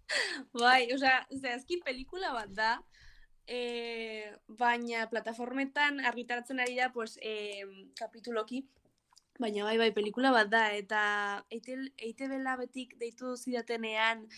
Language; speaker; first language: Basque; non-native, local second language; Spanish